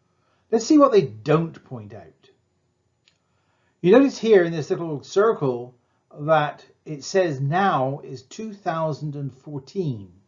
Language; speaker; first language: English; native; English